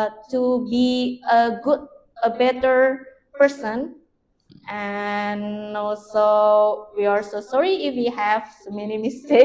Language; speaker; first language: English; non-native, learner; Indonesian